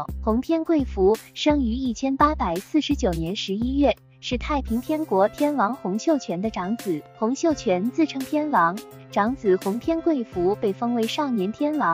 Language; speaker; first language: Chinese; native; Chinese